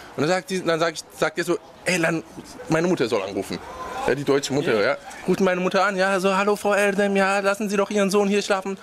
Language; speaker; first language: German; early bilingual, other home language; Kurdish